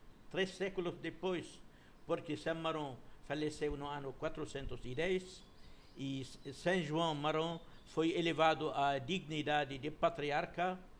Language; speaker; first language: Portuguese; non-native, fluent; Arabic